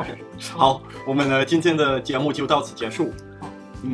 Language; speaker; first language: Chinese; non-native, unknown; Danish